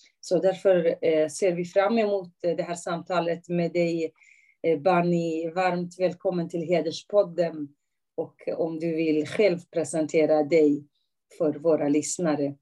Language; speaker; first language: Swedish; non-native, fluent; Persian